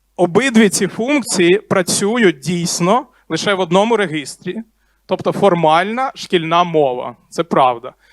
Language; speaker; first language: Ukrainian; non-native, local second language; Russian